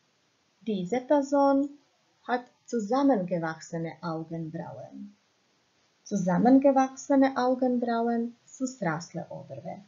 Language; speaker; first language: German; non-native, fluent; Croatian